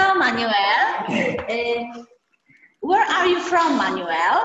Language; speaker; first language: English; non-native, fluent; Polish